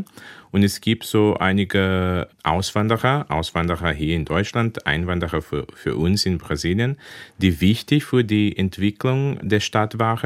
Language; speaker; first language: German; early bilingual, heritage; German